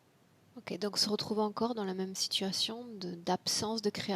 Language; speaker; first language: French; native; French